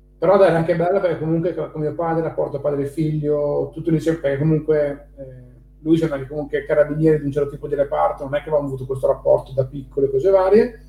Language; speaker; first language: Italian; native; Italian